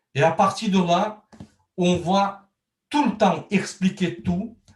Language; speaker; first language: French; non-native, learner; Turkmen